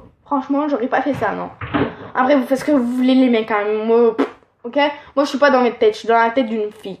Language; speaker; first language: French; native; French